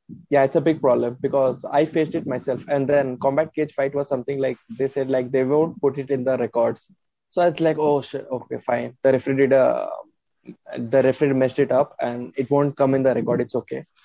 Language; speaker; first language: English; non-native, local second language; Hindi